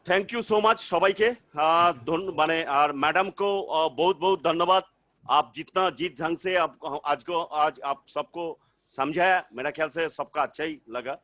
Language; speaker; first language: Hindi; non-native, local second language; Bangla